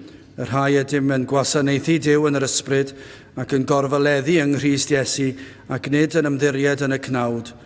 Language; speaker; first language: Welsh; native; Welsh